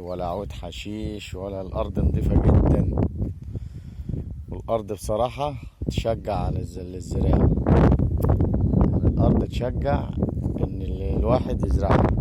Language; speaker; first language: Arabic; native; Arabic